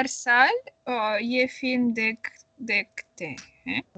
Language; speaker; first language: Hindi; non-native, learner; Russian